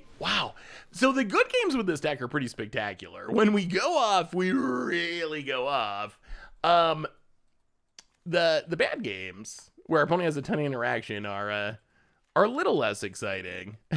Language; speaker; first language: English; native; English